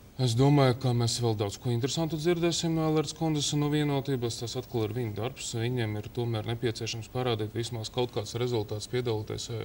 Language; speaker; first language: Latvian; non-native, local second language; Russian